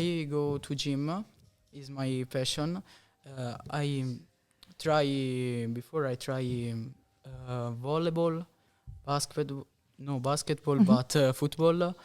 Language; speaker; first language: English; non-native, learner; Italian